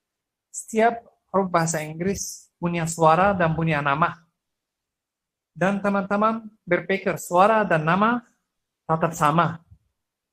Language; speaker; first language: Indonesian; non-native, fluent; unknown